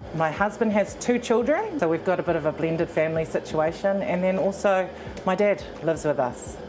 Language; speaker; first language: English; native; English